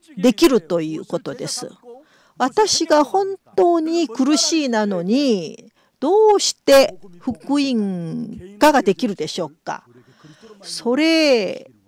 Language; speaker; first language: Japanese; non-native, fluent; Korean